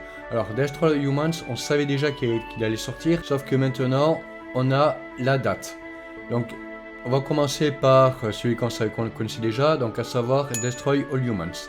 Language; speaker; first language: French; native; French